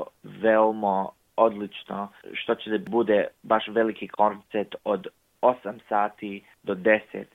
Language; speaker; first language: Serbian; early bilingual, heritage; English